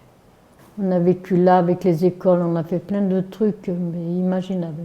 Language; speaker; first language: French; native; French